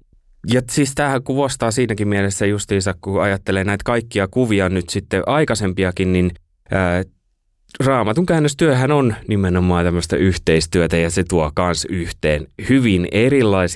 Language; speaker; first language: Finnish; native; Finnish